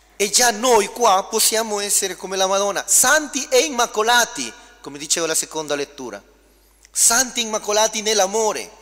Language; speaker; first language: Italian; non-native, fluent; Spanish